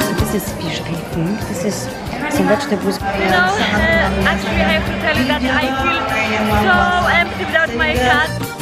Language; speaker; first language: English; non-native, fluent; Polish